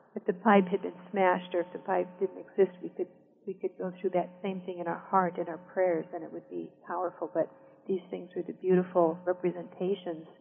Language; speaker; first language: English; native; English